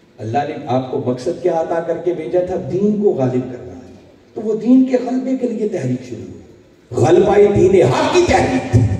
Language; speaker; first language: Urdu; non-native, local second language; Punjabi